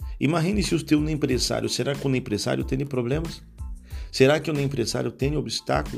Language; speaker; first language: Portuguese; non-native, learner; Spanish